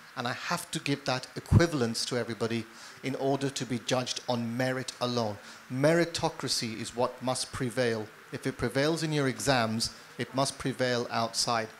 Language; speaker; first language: English; native; English